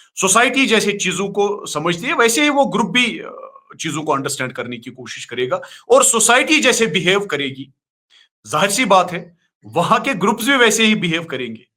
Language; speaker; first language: Urdu; non-native, local second language; Kashmiri